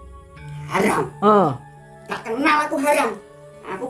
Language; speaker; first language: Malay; non-native, local second language; Javanese